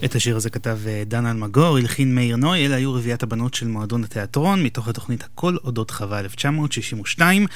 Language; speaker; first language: Hebrew; native; Hebrew